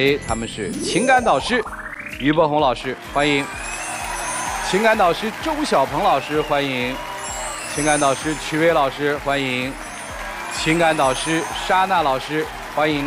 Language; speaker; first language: Chinese; native; Chinese